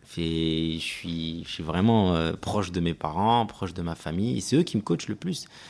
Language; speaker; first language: French; early bilingual, other home language; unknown